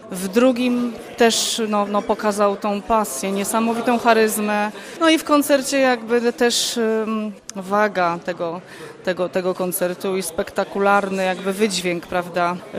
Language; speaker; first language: Polish; native; Polish